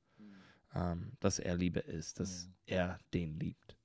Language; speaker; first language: German; non-native, learner; English